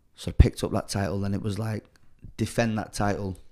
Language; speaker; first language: English; native; English